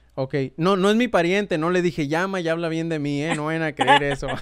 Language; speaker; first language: Spanish; native; Spanish